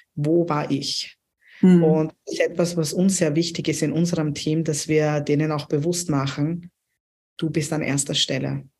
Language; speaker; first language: German; non-native, fluent; Urdu